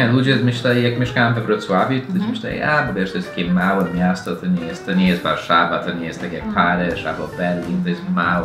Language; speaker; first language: Polish; non-native, fluent; English